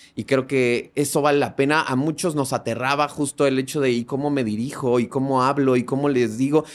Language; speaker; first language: Spanish; native; Spanish